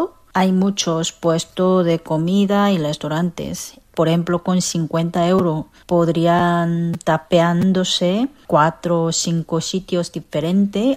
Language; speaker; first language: Spanish; non-native, fluent; Korean